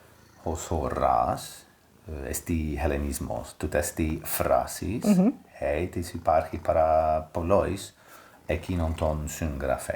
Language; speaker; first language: Greek; non-native, fluent; English